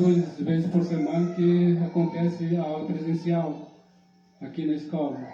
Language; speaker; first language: Portuguese; non-native, local second language; Guarani